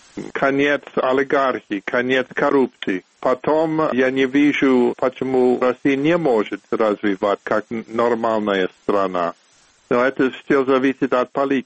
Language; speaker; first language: Russian; non-native, fluent; English